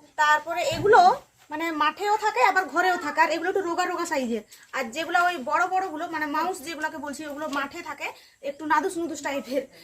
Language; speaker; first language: Bangla; non-native, local second language; Santali